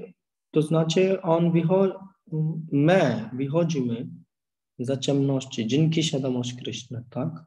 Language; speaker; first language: Polish; non-native, learner; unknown